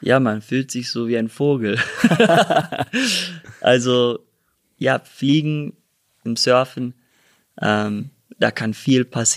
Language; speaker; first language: German; early bilingual, heritage; German